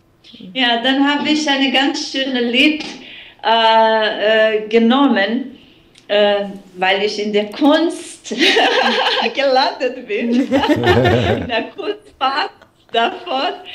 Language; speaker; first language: German; non-native, fluent; Portuguese